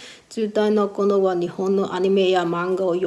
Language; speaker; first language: Japanese; non-native, learner; Thai